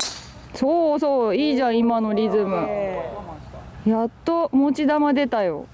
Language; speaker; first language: Japanese; native; Japanese